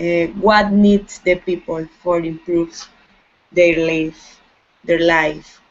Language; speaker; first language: English; non-native, learner; Spanish